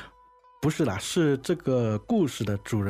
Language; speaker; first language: Chinese; native; Chinese